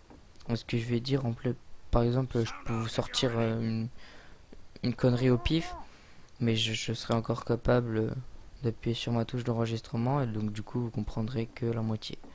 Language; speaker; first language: French; native; French